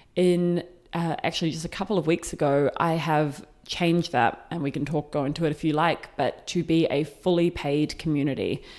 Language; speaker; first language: English; native; English